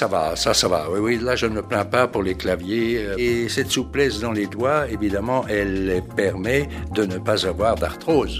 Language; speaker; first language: French; native; French